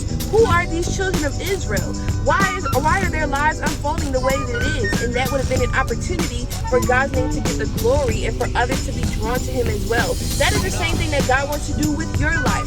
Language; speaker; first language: English; native; English